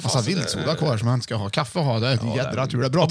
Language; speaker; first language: Swedish; native; Swedish